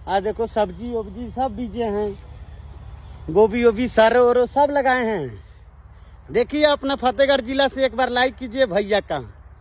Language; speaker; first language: Hindi; native; Hindi